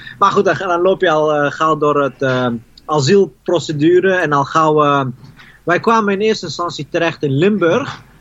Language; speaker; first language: Dutch; early bilingual, other home language; Persian